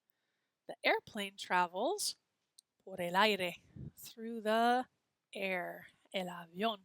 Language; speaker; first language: Spanish; non-native, fluent; English